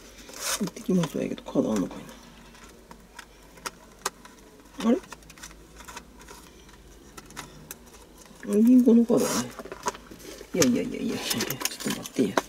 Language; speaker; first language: Japanese; native; Japanese